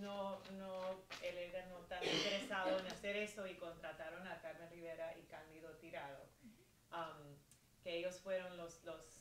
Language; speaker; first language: Spanish; early bilingual, heritage; Spanish